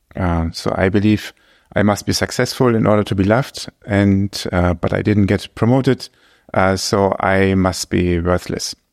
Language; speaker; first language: English; non-native, fluent; German